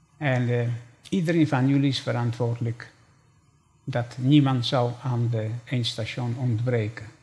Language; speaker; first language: Dutch; non-native, fluent; Polish